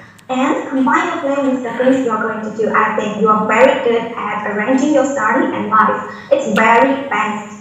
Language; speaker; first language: English; non-native, learner; Chinese